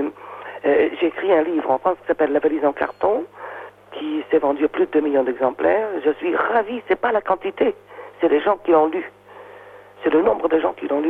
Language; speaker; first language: French; non-native, fluent; Portuguese